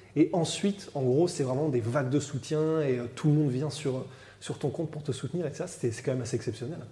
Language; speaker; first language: French; native; French